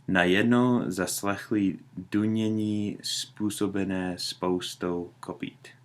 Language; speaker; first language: Czech; non-native, learner; English